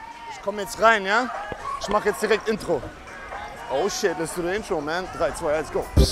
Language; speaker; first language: German; native; German